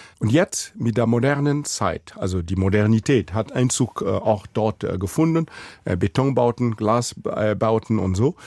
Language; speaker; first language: German; non-native, fluent; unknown